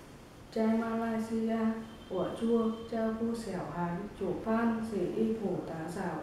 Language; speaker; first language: Chinese; non-native, learner; Vietnamese